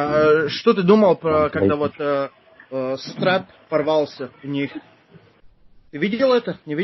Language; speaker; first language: Russian; non-native, fluent; Turkish